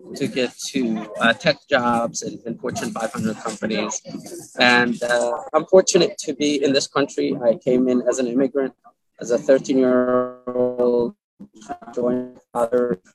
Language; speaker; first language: English; early bilingual, other home language; Arabic